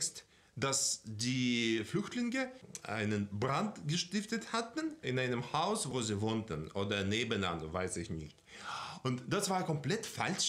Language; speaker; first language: German; non-native, fluent; Russian